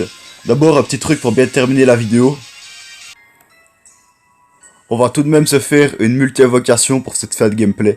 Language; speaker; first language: French; native; French